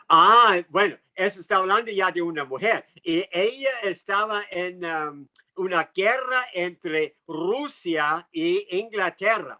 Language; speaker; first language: Spanish; non-native, fluent; English